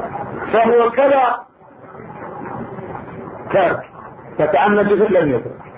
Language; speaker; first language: Arabic; native; Arabic